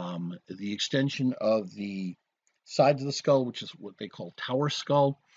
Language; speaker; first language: English; native; English